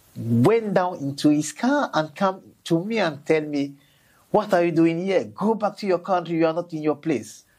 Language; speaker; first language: English; non-native, local second language; French